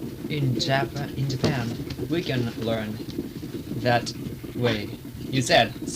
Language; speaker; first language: English; non-native, learner; Japanese